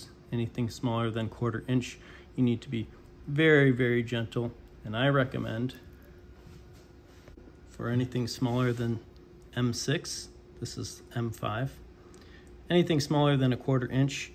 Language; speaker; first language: English; native; English